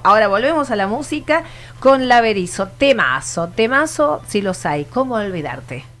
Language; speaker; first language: Spanish; native; Spanish